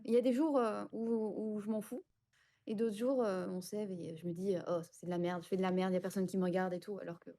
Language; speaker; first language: French; native; French